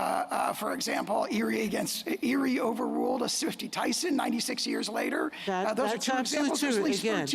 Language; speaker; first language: English; native; English